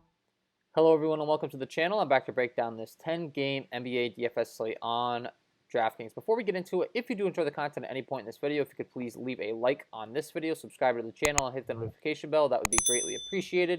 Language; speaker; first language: English; native; English